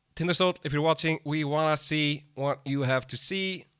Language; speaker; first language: English; non-native, fluent; Icelandic